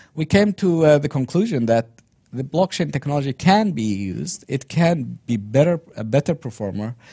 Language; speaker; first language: English; non-native, fluent; Arabic